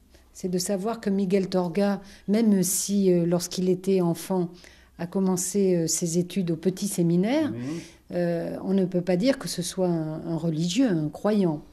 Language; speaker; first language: French; native; French